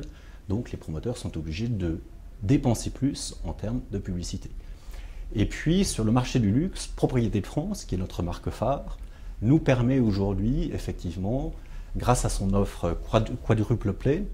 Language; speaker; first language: French; native; French